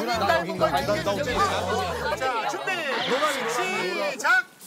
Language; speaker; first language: Korean; native; Korean